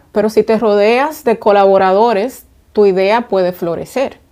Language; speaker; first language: Spanish; native; Spanish